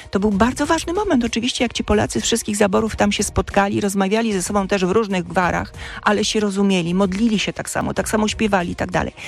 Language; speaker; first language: Polish; native; Polish